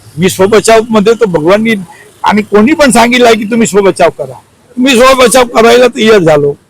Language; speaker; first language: Marathi; non-native, local second language; Gujarati